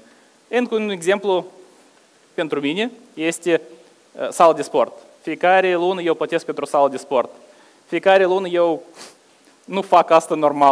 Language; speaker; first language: Romanian; non-native, local second language; Russian